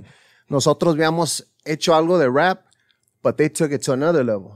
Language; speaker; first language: English; early bilingual, other home language; Spanish